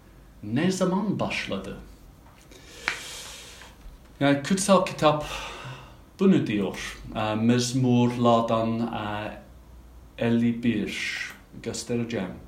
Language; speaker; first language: Turkish; non-native, fluent; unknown